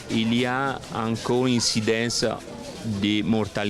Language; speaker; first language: French; non-native, fluent; Italian